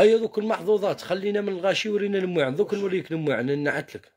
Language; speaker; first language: Arabic; native; Arabic